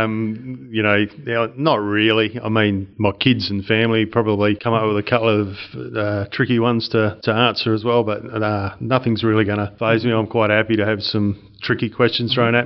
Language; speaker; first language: English; native; English